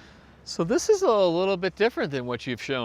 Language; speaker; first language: English; native; English